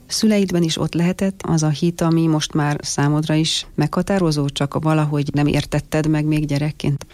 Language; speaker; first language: Hungarian; native; Hungarian